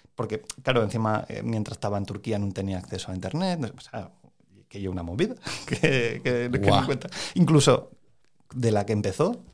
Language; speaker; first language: Spanish; native; Spanish